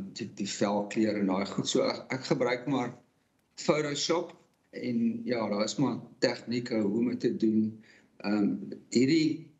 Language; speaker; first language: Afrikaans; native; Afrikaans